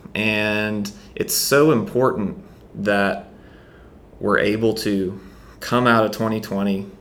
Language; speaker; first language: English; native; English